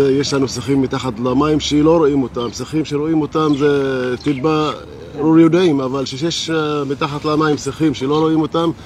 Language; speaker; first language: Hebrew; non-native, local second language; Arabic